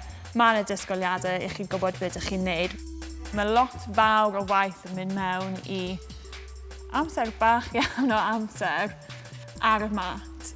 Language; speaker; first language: Welsh; native; Welsh